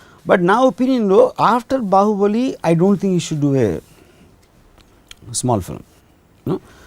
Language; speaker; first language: English; non-native, local second language; Telugu